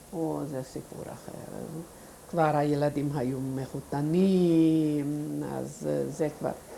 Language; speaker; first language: Hebrew; non-native, fluent; Yiddish